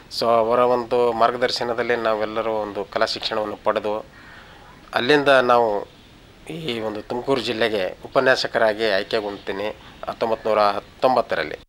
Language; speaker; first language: Kannada; native; Kannada